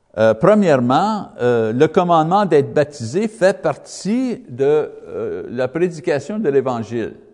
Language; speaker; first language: French; non-native, learner; English